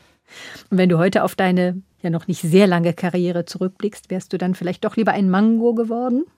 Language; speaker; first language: German; native; German